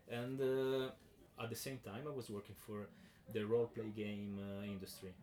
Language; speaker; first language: English; non-native, learner; Italian